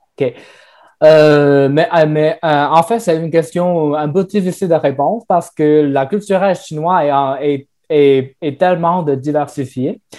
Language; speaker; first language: French; non-native, learner; Chinese